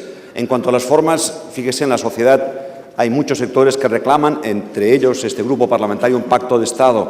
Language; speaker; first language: Spanish; non-native, local second language; Catalan